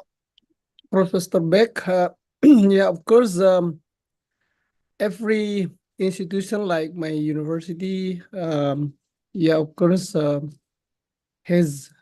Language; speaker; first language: English; non-native, learner; Indonesian